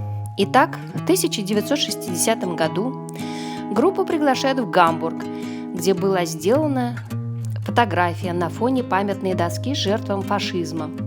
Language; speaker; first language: Russian; native; Russian